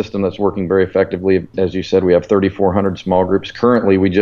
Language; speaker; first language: English; native; English